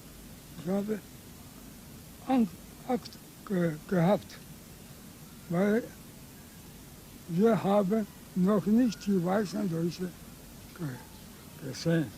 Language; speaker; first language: German; non-native, learner; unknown